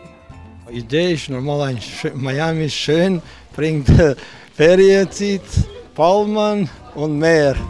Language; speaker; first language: German; non-native, learner; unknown